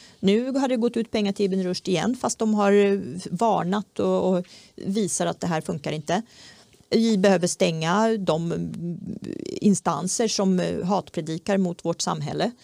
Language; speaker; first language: Swedish; early bilingual, other home language; Czech